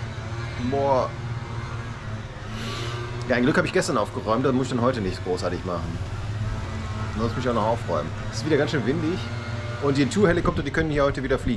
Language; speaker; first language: German; native; German